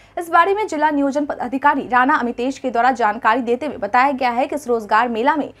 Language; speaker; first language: Hindi; native; Hindi